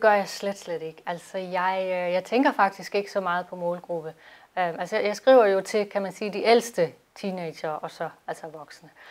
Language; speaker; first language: Danish; native; Danish